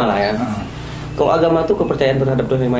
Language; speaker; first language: Malay; native; Malay